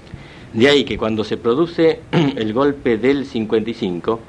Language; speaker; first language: Spanish; native; Spanish